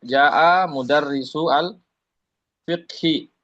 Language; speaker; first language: Arabic; non-native, fluent; Indonesian